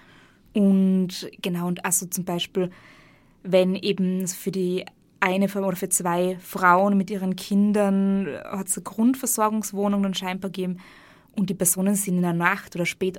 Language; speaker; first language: German; native; German